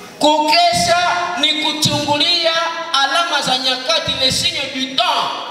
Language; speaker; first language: Swahili; non-native, local second language; Nande